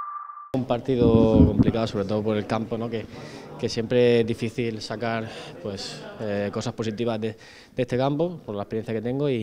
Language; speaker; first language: Spanish; native; Spanish